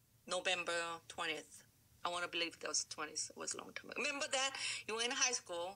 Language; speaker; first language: English; non-native, fluent; Korean